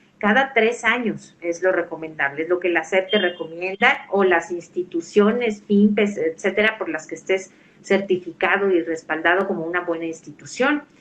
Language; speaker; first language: Spanish; native; Spanish